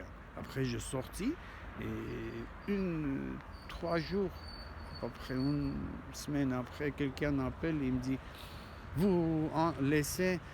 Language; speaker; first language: French; non-native, learner; Armenian